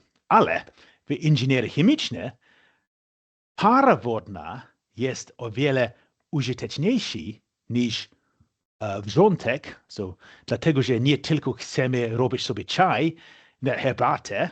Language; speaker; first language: Polish; non-native, fluent; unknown